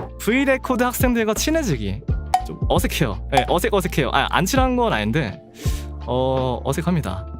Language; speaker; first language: Korean; native; Korean